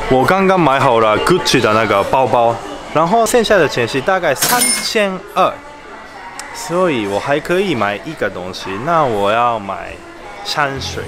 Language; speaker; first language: Chinese; non-native, learner; Japanese